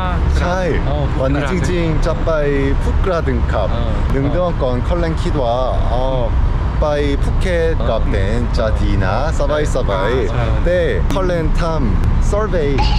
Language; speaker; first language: Thai; non-native, learner; Korean